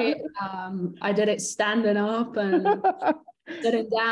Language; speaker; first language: English; native; English